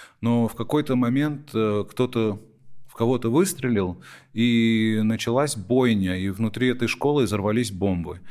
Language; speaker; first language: Russian; early bilingual, heritage; Russian